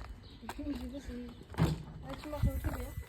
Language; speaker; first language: French; native; French